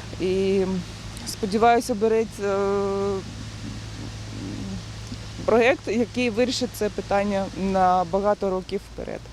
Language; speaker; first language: Ukrainian; non-native, local second language; Russian